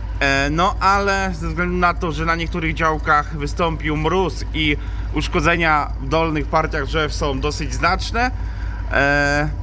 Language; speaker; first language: Polish; native; Polish